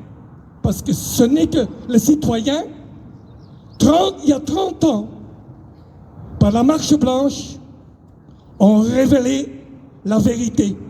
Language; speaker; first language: French; non-native, local second language; Dutch